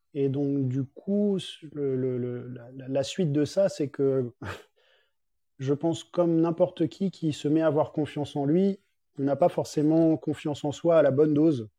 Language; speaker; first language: French; native; French